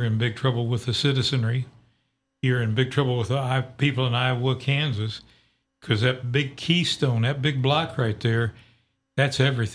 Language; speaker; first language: English; native; English